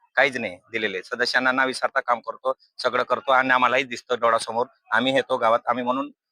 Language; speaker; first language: Marathi; non-native, local second language; Bhili